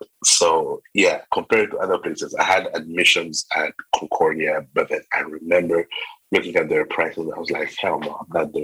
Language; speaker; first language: English; non-native, local second language; Kinyarwanda